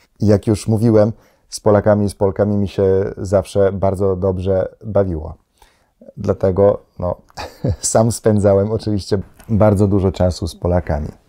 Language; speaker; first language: Polish; non-native, fluent; Slovenian